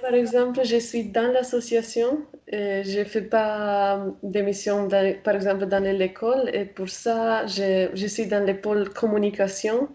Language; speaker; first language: French; non-native, fluent; Romanian